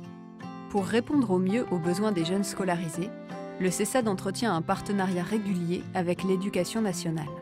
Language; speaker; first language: French; native; French